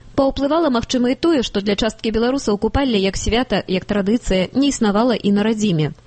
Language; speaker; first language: Belarusian; native; Belarusian